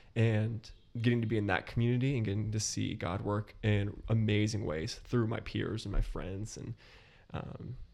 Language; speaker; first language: English; native; English